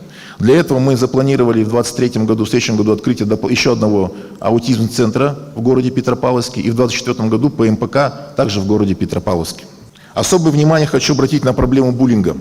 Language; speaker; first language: Russian; native; Russian